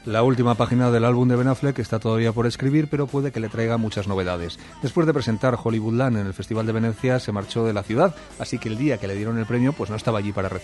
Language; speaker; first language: Spanish; native; Spanish